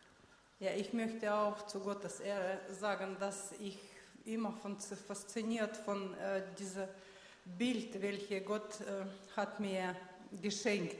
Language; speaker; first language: German; non-native, learner; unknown